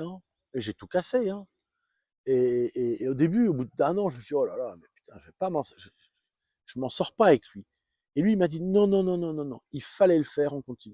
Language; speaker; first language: French; native; French